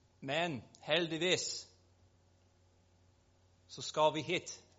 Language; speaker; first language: Norwegian; non-native, fluent; English